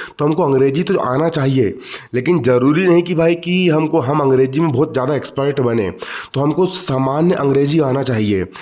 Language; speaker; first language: Hindi; native; Hindi